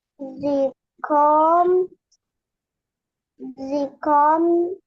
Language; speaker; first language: German; non-native, learner; Indonesian